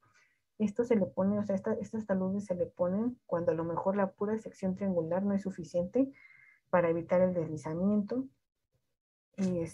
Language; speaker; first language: Spanish; native; Spanish